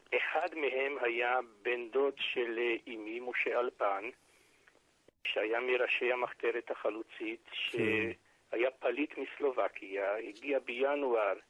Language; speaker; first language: Hebrew; non-native, fluent; Hungarian